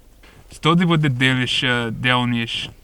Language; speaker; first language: Russian; non-native, learner; English